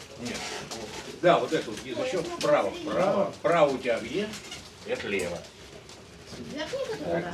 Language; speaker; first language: Russian; native; Russian